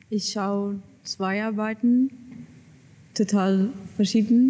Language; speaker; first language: German; non-native, learner; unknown